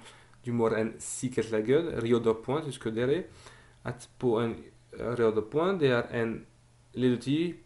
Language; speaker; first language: Norwegian; non-native, fluent; French